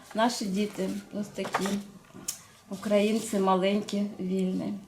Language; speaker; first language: Ukrainian; non-native, local second language; Russian